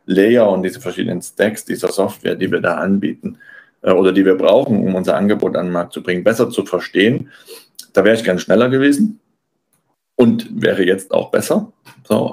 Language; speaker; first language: German; native; German